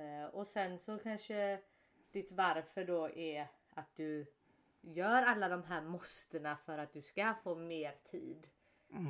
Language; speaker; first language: Swedish; native; Swedish